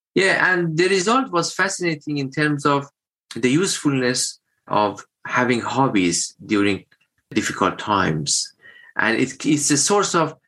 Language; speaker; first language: English; non-native, fluent; Persian